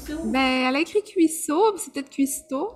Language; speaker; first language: French; native; French